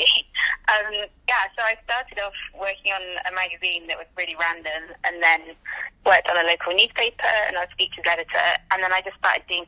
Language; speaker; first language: English; native; English